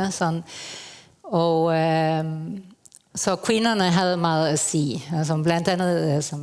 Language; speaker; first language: Danish; non-native, fluent; Spanish